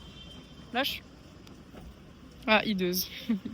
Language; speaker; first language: French; native; French